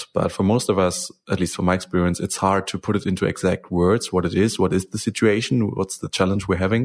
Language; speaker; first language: English; non-native, fluent; German